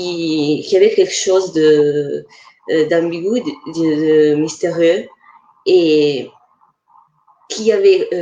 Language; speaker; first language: French; non-native, fluent; Italian